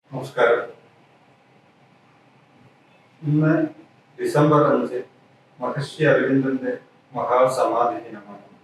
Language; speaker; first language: Malayalam; native; Malayalam